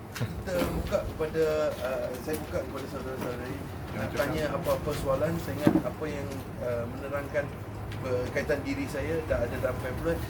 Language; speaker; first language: Malay; non-native, local second language; Tamil